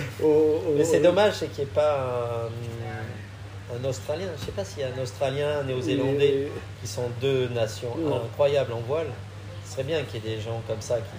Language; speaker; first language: French; native; French